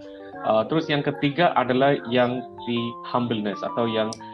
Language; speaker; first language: Indonesian; non-native, fluent; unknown